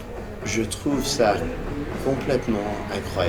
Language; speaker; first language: French; early bilingual, heritage; English